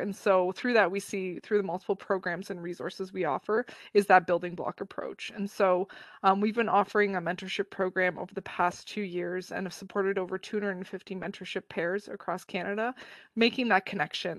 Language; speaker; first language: English; native; English